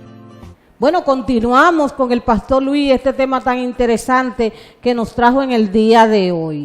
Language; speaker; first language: Spanish; native; Spanish